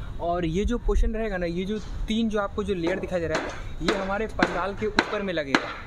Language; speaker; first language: Hindi; native; Hindi